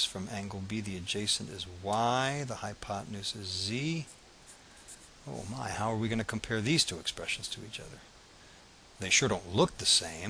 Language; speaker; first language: English; native; English